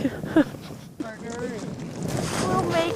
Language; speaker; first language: English; native; English